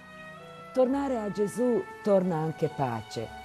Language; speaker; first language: Italian; non-native, fluent; Croatian